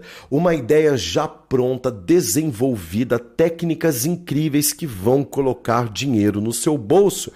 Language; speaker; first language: Portuguese; native; Portuguese